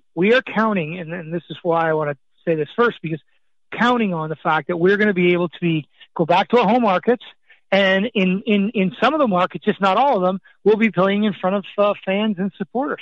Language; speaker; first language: English; native; English